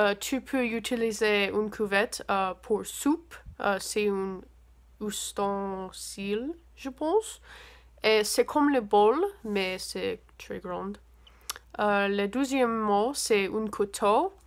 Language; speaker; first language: French; non-native, learner; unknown